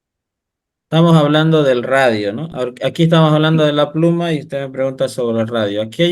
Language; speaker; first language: Spanish; native; Spanish